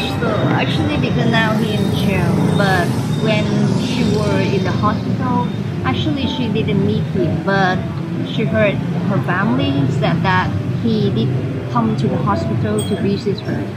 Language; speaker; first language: English; non-native, fluent; Vietnamese